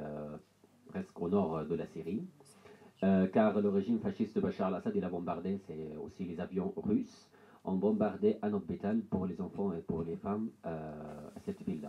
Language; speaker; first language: French; non-native, learner; Arabic